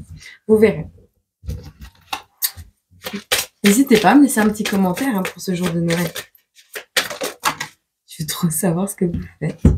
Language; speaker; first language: French; native; French